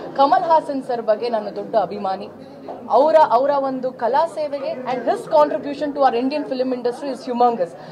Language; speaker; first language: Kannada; native; Kannada